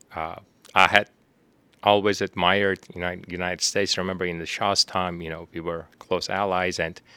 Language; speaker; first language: English; non-native, fluent; Persian